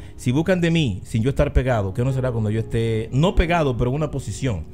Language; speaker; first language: Spanish; native; Spanish